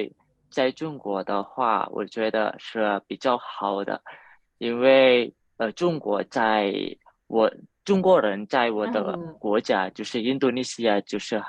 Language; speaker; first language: Chinese; non-native, learner; Indonesian